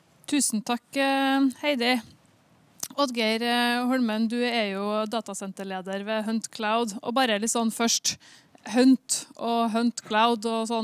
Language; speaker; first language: Norwegian; native; Norwegian